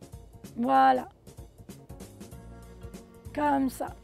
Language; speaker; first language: French; native; French